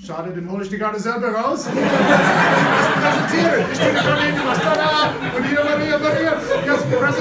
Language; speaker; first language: German; non-native, fluent; English